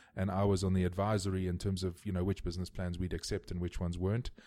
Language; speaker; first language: English; native; English